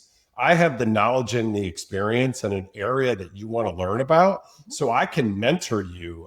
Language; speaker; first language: English; native; English